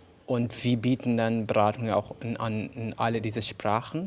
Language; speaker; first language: German; non-native, fluent; Kurdish